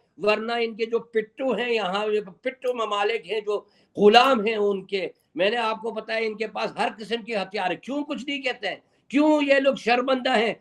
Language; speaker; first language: Urdu; non-native, fluent; Persian